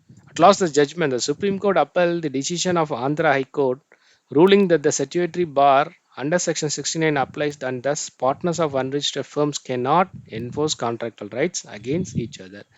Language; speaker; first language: English; non-native, local second language; Tamil